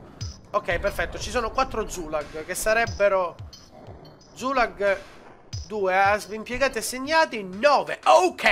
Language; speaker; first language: Italian; native; Italian